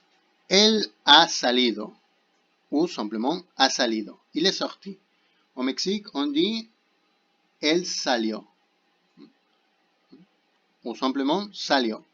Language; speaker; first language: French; non-native, fluent; Spanish